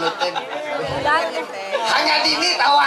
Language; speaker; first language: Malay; non-native, local second language; Balinese